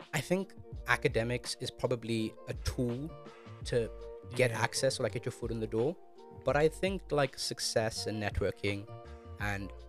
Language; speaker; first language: English; early bilingual, other home language; Amharic